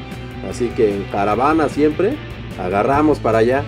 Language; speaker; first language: Spanish; native; Spanish